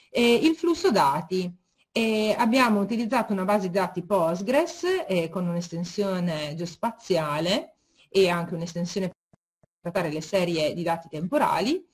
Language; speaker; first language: Italian; native; Italian